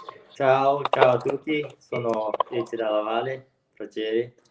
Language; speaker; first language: Italian; non-native, learner; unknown